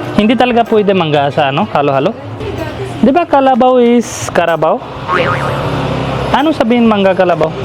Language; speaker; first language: Filipino; non-native, learner; Hindi